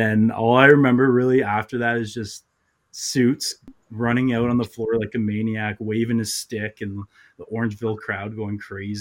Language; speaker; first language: English; native; English